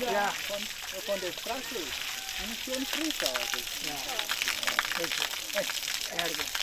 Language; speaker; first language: German; non-native, learner; Ewe